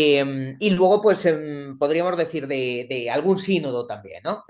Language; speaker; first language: Spanish; native; Spanish